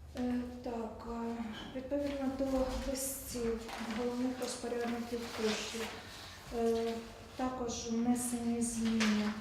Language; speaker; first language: Ukrainian; native; Ukrainian